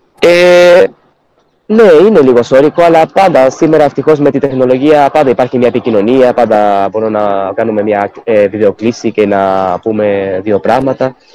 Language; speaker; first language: Greek; non-native, fluent; Spanish